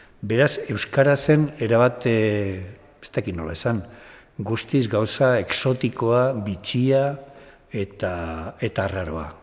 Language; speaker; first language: Basque; non-native, local second language; Spanish